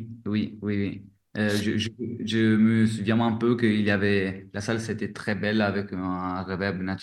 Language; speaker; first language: French; non-native, fluent; Italian